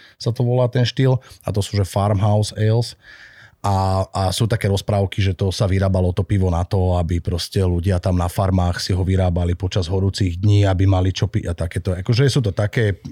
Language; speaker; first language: Slovak; native; Slovak